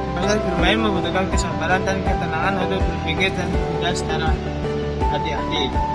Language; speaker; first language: Indonesian; native; Indonesian